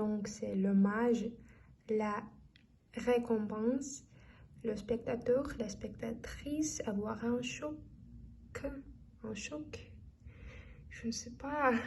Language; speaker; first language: French; non-native, learner; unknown